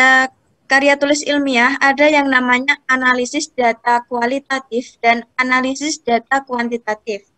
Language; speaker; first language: Indonesian; native; Indonesian